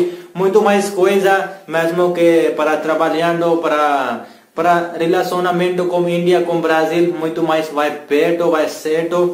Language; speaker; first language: Portuguese; non-native, learner; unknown